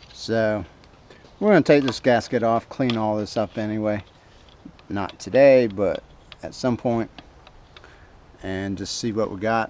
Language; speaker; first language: English; native; English